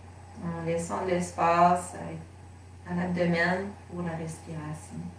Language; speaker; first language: French; native; French